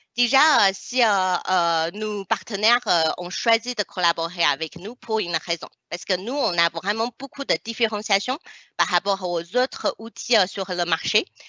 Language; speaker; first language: French; non-native, fluent; Chinese